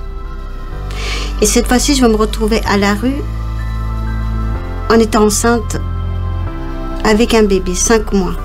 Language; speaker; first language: French; non-native, local second language; Morisyen